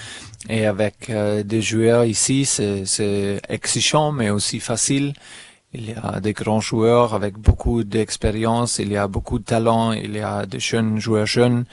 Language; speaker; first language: French; non-native, fluent; German